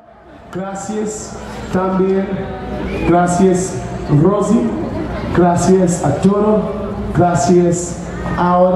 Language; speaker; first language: Spanish; non-native, learner; English